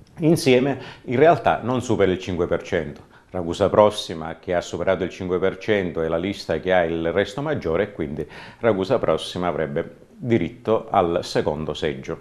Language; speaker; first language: Italian; native; Italian